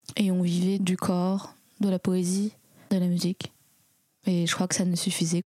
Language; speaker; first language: French; early bilingual, other home language; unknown